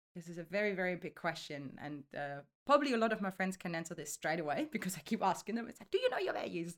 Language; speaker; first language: English; non-native, fluent; German